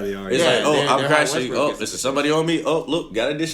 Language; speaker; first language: English; native; English